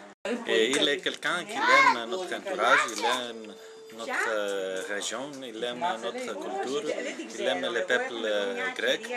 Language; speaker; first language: French; non-native, learner; Greek